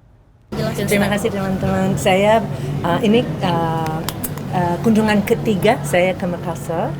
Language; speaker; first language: Indonesian; non-native, fluent; English